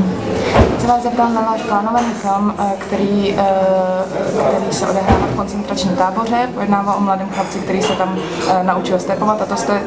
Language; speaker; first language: Czech; native; Czech